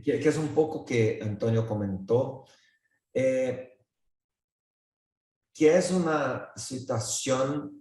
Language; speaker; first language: Spanish; non-native, fluent; Portuguese